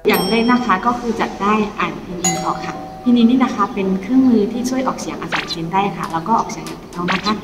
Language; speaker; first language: Thai; non-native, fluent; Chinese